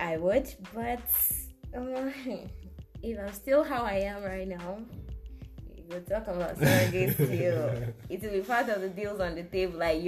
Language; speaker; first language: English; non-native, local second language; Igbo